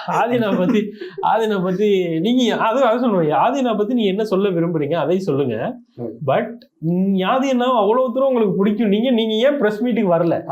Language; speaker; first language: Tamil; native; Tamil